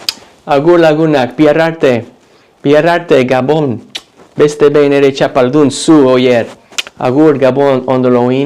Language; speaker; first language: Basque; non-native, learner; English